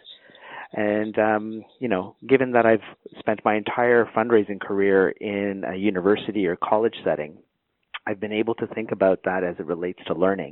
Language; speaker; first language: English; native; English